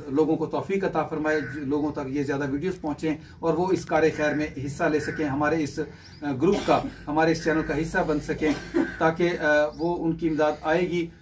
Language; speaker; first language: Urdu; non-native, local second language; Punjabi